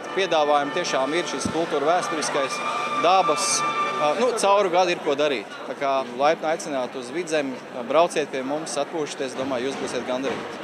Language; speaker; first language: Latvian; native; Latvian